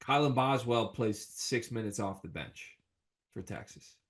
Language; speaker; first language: English; native; English